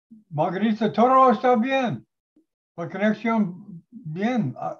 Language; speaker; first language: Spanish; non-native, learner; English